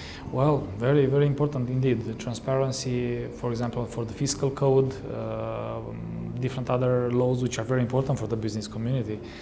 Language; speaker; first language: English; non-native, fluent; Romanian